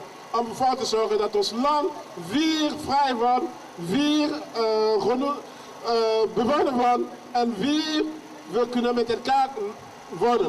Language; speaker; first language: Dutch; non-native, learner; French